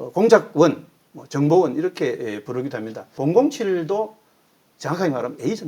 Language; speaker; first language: Korean; native; Korean